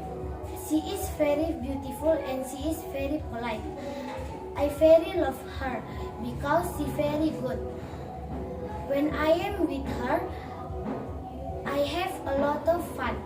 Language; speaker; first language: English; non-native, learner; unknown